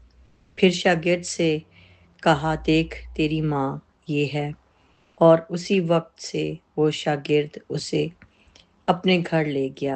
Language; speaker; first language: Urdu; native; Urdu